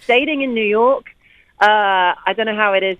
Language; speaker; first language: English; native; English